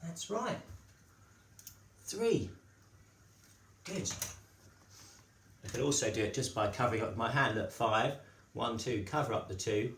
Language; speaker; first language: English; native; English